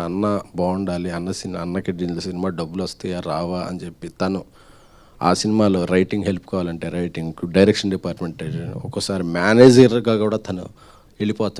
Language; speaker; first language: Telugu; native; Telugu